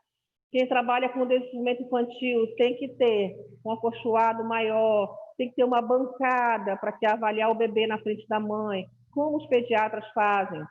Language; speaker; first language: Portuguese; native; Portuguese